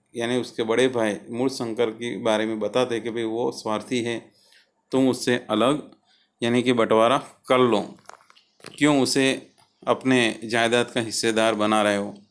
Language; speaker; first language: Hindi; non-native, local second language; Gujarati